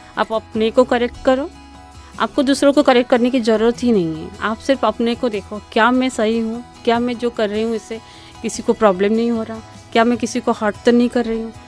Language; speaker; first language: Hindi; non-native, local second language; Odia